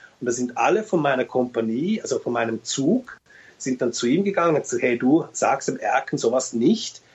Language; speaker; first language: German; early bilingual, other home language; Turkish